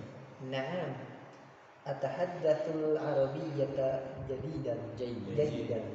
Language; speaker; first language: Arabic; non-native, learner; Indonesian